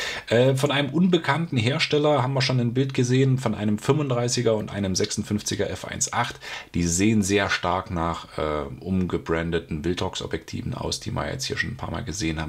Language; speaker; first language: German; native; German